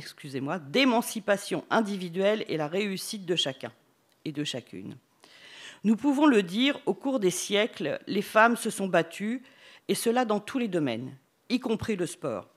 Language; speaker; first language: French; native; French